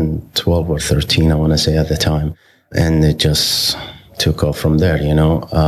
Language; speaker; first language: English; non-native, fluent; Arabic